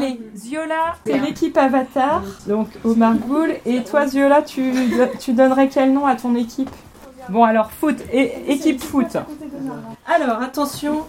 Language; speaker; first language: French; native; French